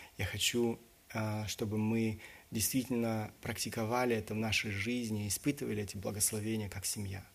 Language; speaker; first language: Russian; early bilingual, other home language; German